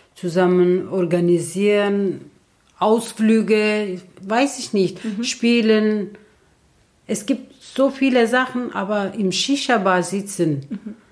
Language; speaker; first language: German; non-native, fluent; Turkish